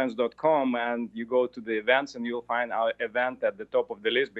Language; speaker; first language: English; non-native, fluent; Russian